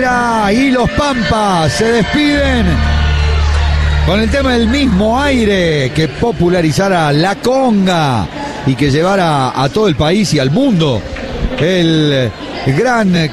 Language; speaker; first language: Spanish; native; Spanish